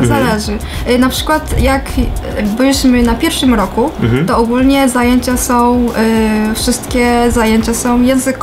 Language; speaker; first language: Polish; non-native, fluent; Japanese